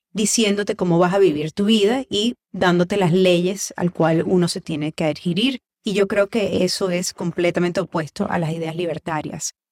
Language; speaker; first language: Spanish; native; Spanish